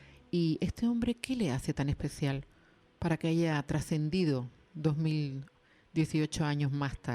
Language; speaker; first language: Spanish; native; Spanish